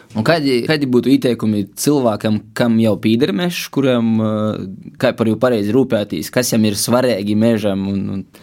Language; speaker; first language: Latvian; native; Latvian